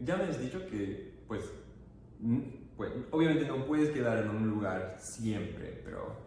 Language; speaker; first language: Spanish; non-native, fluent; English